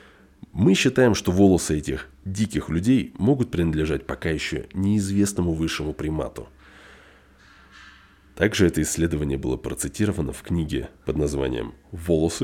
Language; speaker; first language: Russian; native; Russian